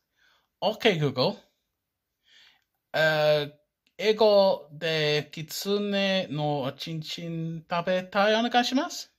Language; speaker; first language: Japanese; non-native, learner; English